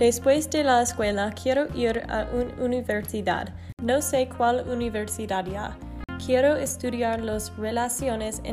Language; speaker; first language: Spanish; non-native, learner; English